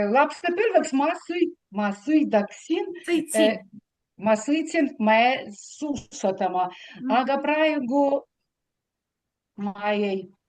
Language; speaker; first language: Estonian; non-native, learner; Russian